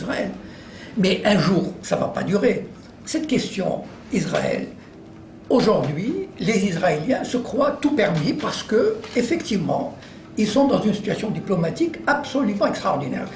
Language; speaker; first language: French; native; French